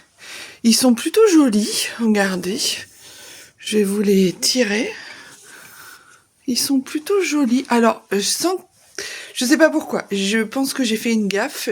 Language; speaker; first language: French; native; French